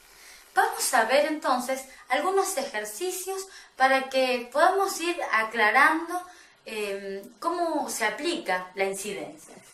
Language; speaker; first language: Spanish; native; Spanish